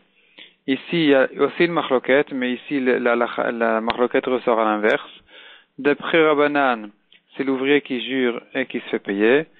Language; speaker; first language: French; native; French